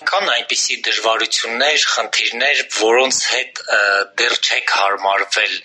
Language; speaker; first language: Armenian; native; Armenian